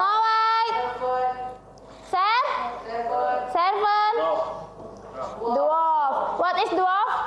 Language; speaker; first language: English; non-native, learner; Indonesian